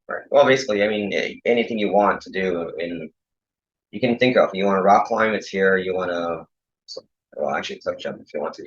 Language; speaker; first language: English; native; English